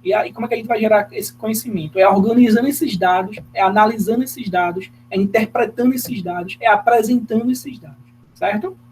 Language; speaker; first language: Portuguese; native; Portuguese